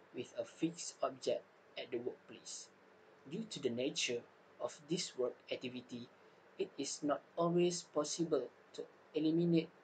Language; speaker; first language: English; non-native, local second language; Malay